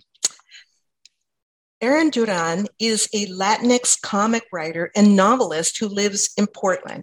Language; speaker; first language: English; native; English